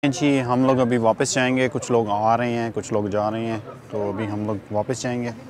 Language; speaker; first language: Urdu; non-native, local second language; Punjabi